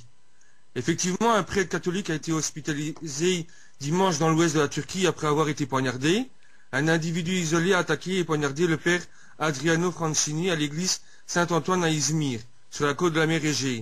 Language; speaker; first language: French; native; French